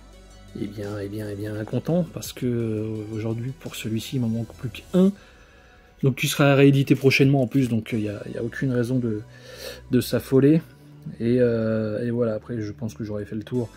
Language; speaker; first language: French; native; French